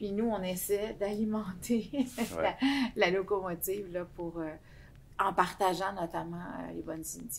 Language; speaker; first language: French; native; French